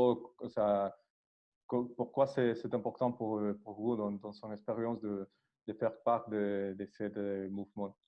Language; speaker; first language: French; non-native, learner; Spanish